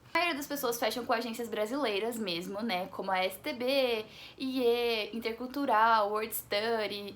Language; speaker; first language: Portuguese; native; Portuguese